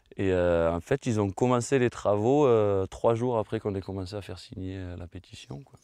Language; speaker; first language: French; native; French